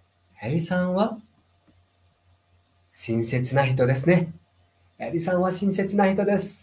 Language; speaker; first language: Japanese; non-native, fluent; Nepali